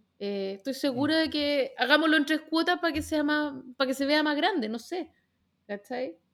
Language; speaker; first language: Spanish; native; Spanish